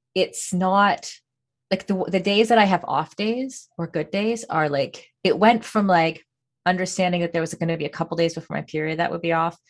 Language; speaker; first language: English; native; English